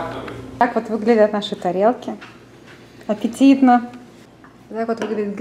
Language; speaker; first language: Russian; native; Russian